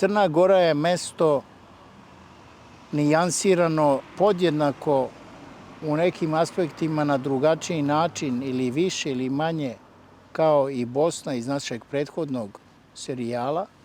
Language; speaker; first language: Bosnian; native; Bosnian